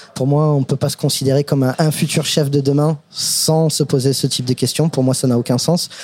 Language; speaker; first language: French; non-native, fluent; English